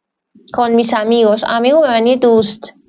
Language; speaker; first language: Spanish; non-native, fluent; Persian